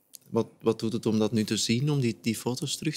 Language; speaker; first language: Dutch; native; Dutch